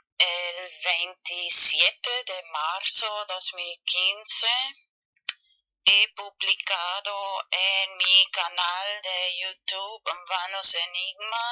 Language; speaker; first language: Spanish; non-native, fluent; German